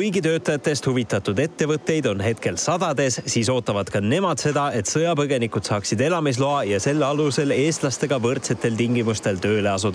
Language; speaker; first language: Estonian; native; Estonian